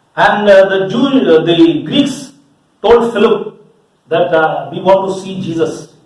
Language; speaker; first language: English; non-native, local second language; Malayalam